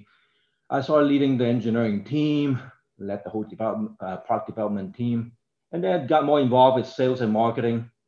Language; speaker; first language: English; non-native, local second language; Cantonese